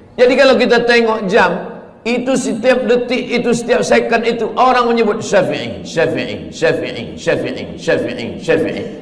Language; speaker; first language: Malay; native; Malay